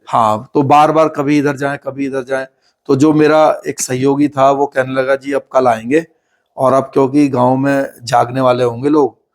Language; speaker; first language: Hindi; native; Hindi